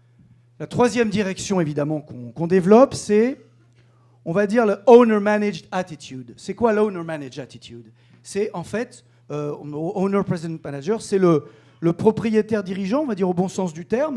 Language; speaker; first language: French; native; French